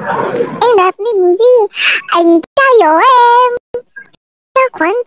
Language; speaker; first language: Vietnamese; non-native, learner; Indonesian